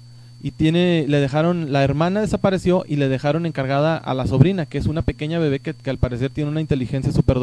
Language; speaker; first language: Spanish; native; Spanish